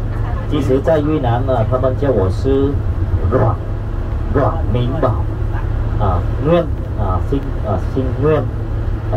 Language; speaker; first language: Chinese; non-native, fluent; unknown